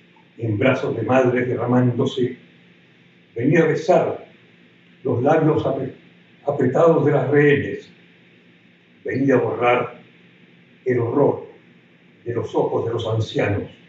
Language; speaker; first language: Spanish; native; Spanish